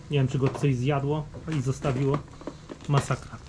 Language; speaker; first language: Polish; native; Polish